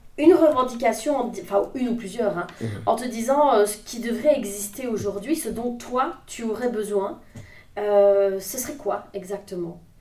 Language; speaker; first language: French; native; French